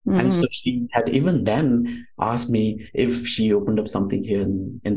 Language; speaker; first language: English; non-native, local second language; Nepali